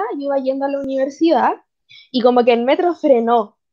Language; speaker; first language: Spanish; native; Spanish